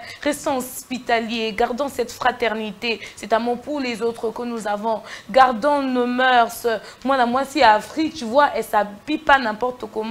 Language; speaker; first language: French; non-native, local second language; Lingala